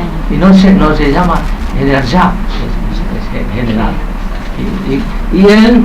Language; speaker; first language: Spanish; non-native, fluent; Vietnamese